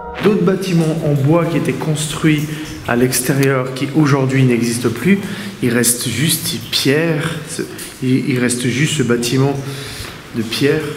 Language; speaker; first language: French; native; French